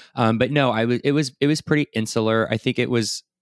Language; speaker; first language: English; native; English